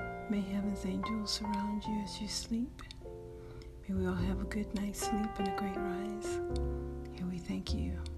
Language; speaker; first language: English; native; English